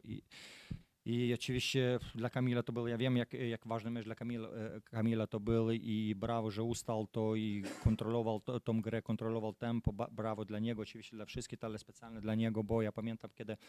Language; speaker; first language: Polish; non-native, fluent; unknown